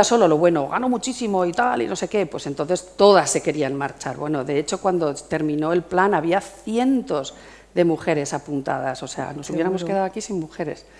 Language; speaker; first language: Spanish; native; Spanish